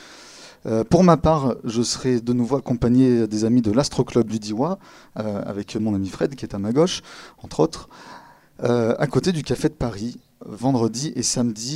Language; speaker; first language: French; native; French